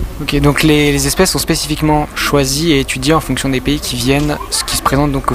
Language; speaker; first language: French; native; French